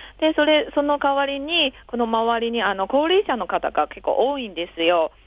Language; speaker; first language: Japanese; non-native, fluent; Chinese